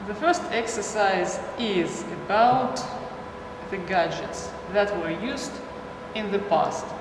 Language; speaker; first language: English; non-native, fluent; Russian